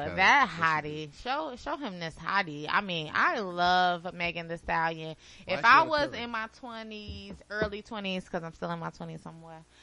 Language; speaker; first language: English; native; English